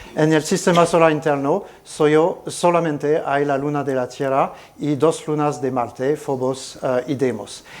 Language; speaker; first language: Spanish; non-native, fluent; French